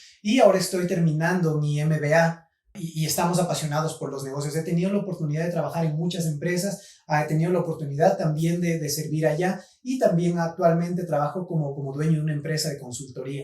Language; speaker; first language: Spanish; native; Spanish